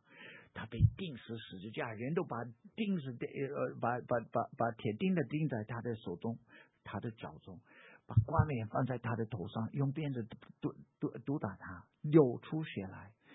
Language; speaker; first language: Chinese; non-native, fluent; English